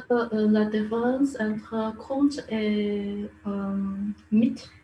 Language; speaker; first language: French; non-native, learner; Chinese